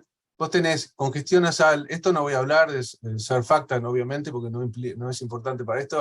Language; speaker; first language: Spanish; native; Spanish